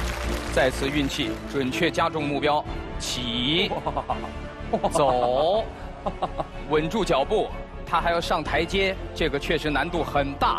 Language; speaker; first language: Chinese; native; Chinese